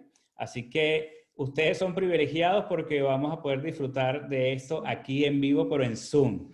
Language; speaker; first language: Spanish; native; Spanish